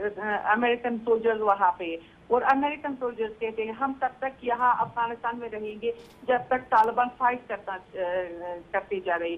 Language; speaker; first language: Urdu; non-native, fluent; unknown